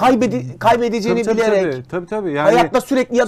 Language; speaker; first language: Turkish; native; Turkish